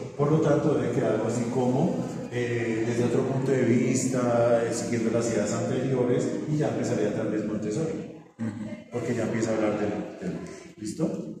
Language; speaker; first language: Spanish; native; Spanish